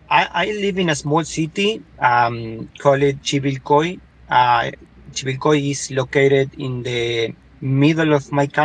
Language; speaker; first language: English; non-native, fluent; Spanish